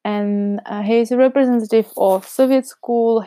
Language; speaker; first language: English; non-native, fluent; Czech